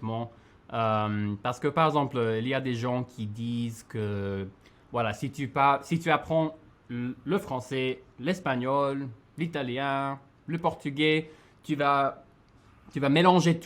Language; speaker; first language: French; non-native, fluent; English